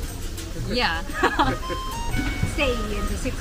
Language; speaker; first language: English; non-native, learner; Korean